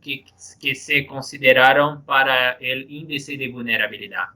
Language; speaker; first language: Spanish; non-native, fluent; Portuguese